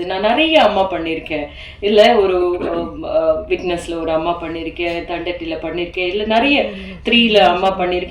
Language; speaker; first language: Tamil; native; Tamil